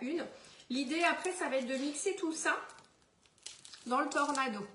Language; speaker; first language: French; native; French